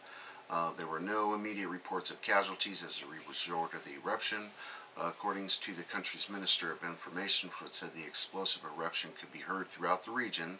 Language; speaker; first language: English; native; English